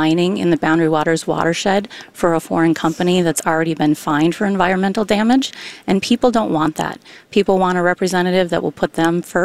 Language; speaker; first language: English; native; English